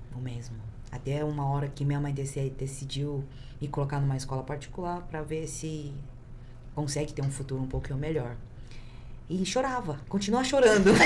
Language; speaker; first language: Portuguese; early bilingual, other home language; Chinese